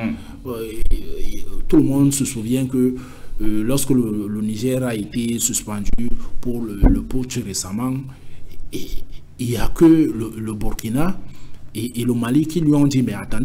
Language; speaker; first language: French; native; French